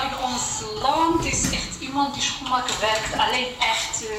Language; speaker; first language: Dutch; non-native, learner; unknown